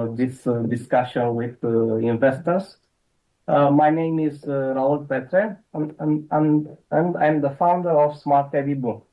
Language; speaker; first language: English; non-native, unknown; Romanian